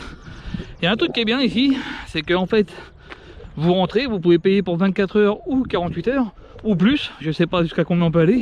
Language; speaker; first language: French; native; French